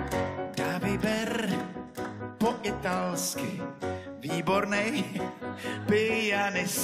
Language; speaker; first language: Czech; native; Czech